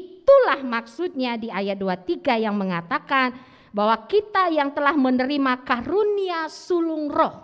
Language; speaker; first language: Indonesian; native; Indonesian